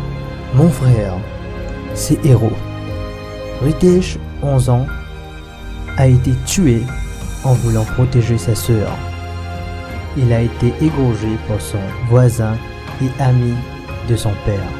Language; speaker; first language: French; non-native, local second language; Morisyen